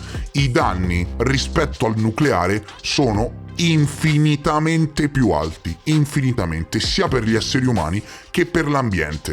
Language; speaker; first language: Italian; native; Italian